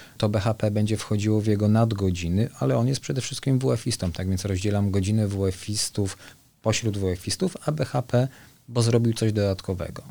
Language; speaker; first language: Polish; native; Polish